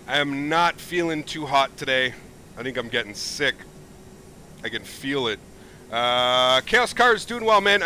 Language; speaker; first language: English; native; English